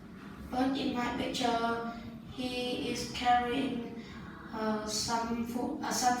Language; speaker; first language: English; non-native, learner; Vietnamese